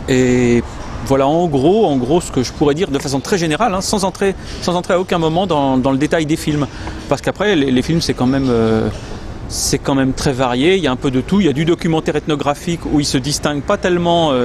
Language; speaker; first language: French; native; French